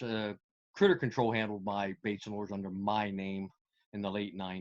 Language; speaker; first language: English; native; English